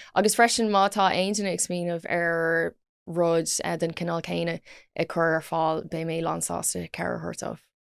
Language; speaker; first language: Irish; non-native, local second language; English